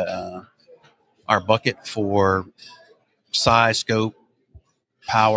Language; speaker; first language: English; native; English